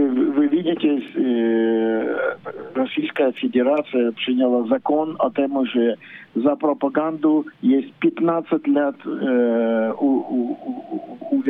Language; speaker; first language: Polish; non-native, learner; Ukrainian